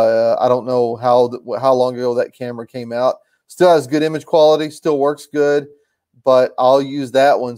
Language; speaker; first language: English; native; English